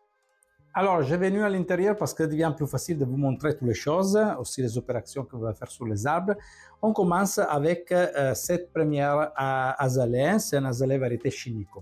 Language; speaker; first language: French; non-native, fluent; Italian